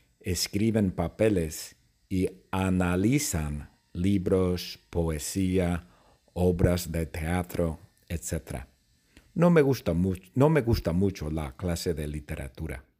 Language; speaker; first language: Spanish; non-native, fluent; English